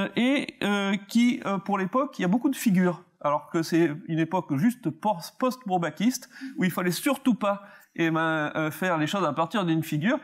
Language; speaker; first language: French; native; French